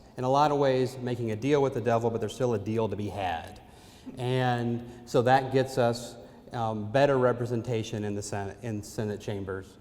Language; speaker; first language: English; native; English